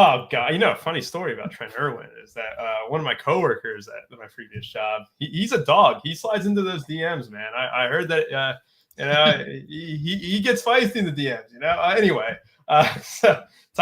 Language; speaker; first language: English; native; English